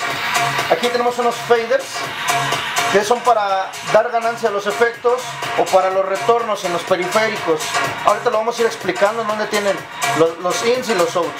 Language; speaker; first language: Spanish; native; Spanish